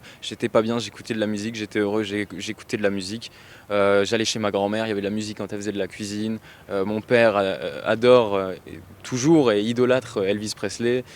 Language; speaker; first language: French; native; French